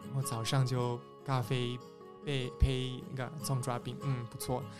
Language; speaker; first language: Chinese; non-native, fluent; Spanish